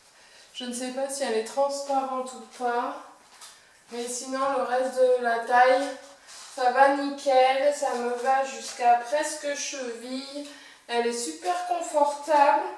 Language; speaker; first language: French; native; French